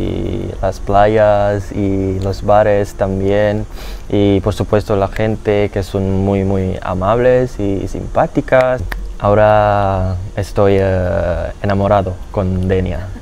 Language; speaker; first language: Spanish; non-native, learner; Indonesian